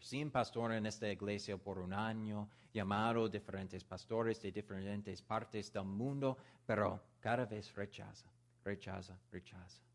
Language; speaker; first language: Spanish; non-native, learner; English